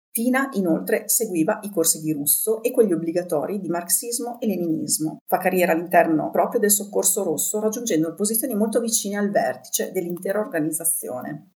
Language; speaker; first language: Italian; native; Italian